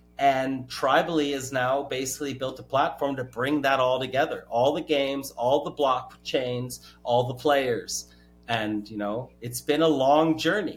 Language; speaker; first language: English; native; English